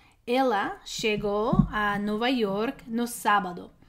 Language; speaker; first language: Portuguese; non-native, learner; English